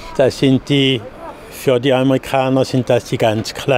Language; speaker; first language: German; non-native, fluent; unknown